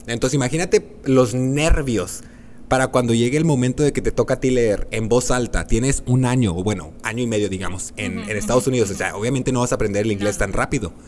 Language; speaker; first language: Spanish; native; Spanish